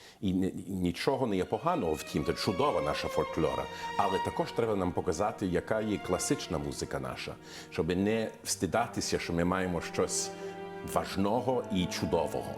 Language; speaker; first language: Ukrainian; early bilingual, heritage; Ukrainian